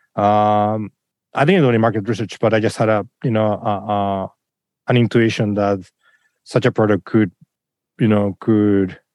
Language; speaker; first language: English; non-native, fluent; Spanish